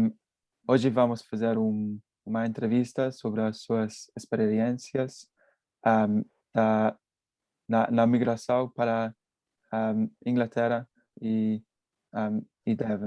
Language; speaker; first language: Portuguese; non-native, learner; English